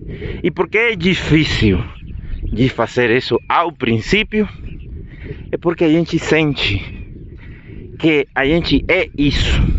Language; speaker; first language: Portuguese; non-native, fluent; Spanish